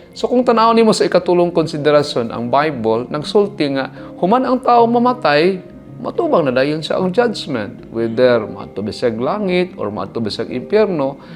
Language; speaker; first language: Cebuano; native; Cebuano